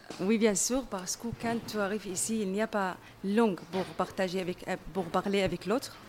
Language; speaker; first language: French; non-native, learner; Arabic